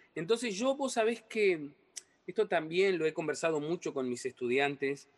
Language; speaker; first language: Spanish; non-native, local second language; Portuguese